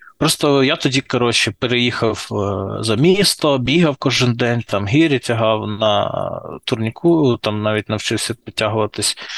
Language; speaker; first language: Ukrainian; non-native, local second language; Russian